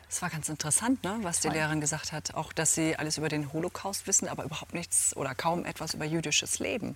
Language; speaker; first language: German; native; German